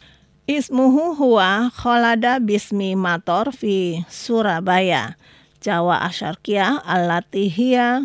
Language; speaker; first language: Arabic; non-native, fluent; Indonesian